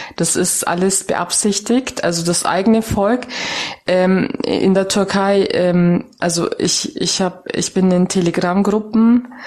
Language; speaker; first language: German; native; German